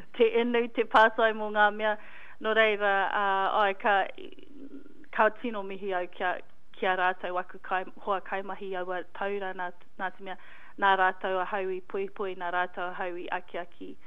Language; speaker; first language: Māori; non-native, local second language; English